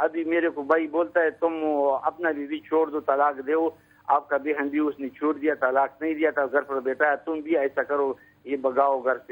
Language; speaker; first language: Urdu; non-native, local second language; Pashto